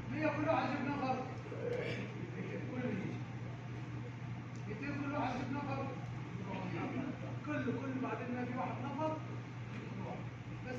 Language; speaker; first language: Arabic; non-native, learner; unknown